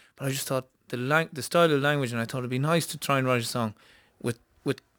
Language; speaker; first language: English; native; English